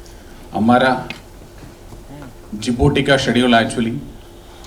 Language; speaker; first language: Hindi; non-native, local second language; Malayalam